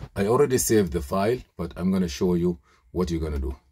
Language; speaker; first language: English; non-native, fluent; Arabic